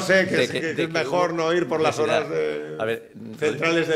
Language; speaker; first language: Spanish; native; Spanish